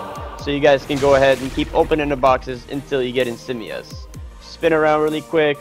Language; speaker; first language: English; native; English